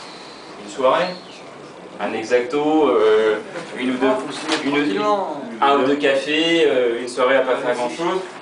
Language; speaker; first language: French; native; French